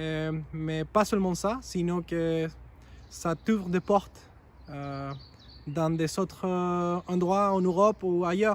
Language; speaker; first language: French; non-native, fluent; Spanish